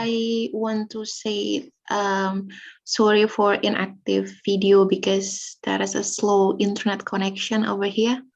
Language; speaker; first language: English; non-native, fluent; Indonesian